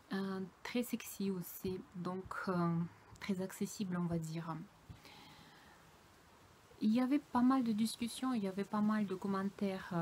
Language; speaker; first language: French; non-native, fluent; Russian